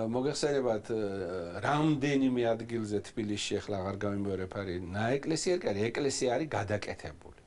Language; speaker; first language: Georgian; native; Georgian